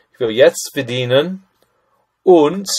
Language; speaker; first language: German; non-native, fluent; English